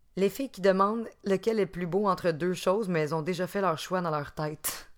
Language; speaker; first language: French; native; French